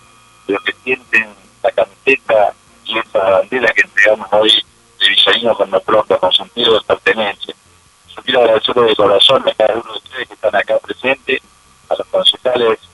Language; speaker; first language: Spanish; native; Spanish